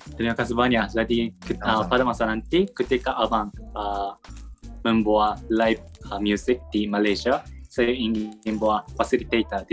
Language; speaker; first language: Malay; non-native, learner; Japanese